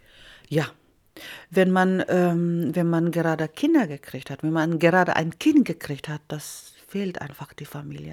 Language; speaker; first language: German; non-native, fluent; Iloko